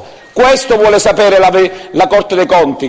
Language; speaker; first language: Italian; native; Italian